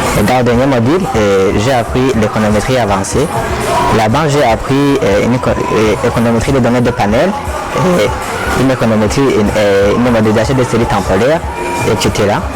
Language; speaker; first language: French; non-native, local second language; Rundi